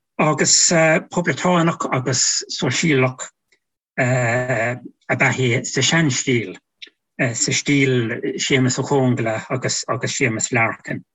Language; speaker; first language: Irish; native; Irish